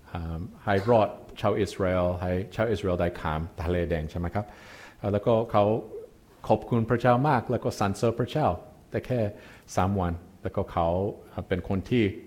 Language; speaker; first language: Thai; non-native, fluent; English